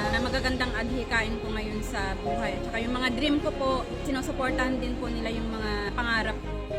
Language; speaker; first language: Filipino; native; Filipino